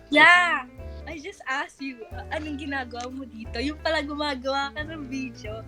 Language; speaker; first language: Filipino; native; Filipino